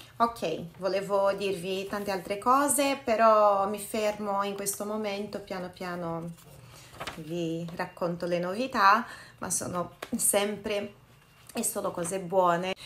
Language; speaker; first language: Italian; non-native, fluent; Portuguese